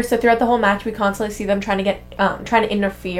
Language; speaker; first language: English; native; English